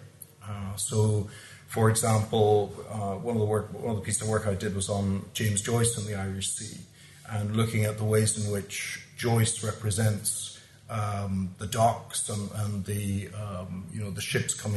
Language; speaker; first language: English; native; English